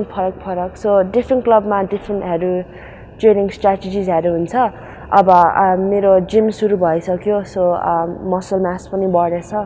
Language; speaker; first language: Nepali; early bilingual, heritage; Nepali